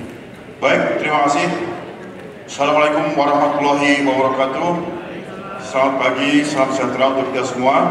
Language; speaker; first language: Indonesian; native; Indonesian